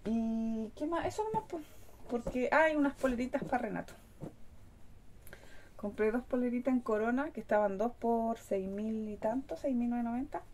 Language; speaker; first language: Spanish; native; Spanish